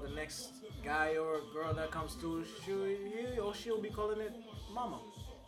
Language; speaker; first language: English; non-native, local second language; Swahili